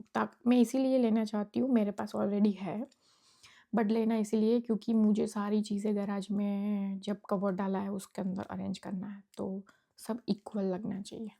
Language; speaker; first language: Hindi; non-native, local second language; Gujarati